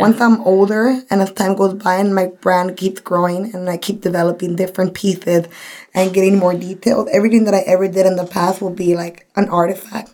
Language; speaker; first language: English; early bilingual, other home language; Spanish